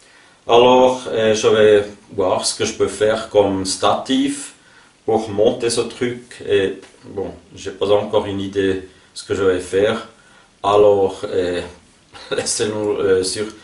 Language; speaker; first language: French; non-native, local second language; German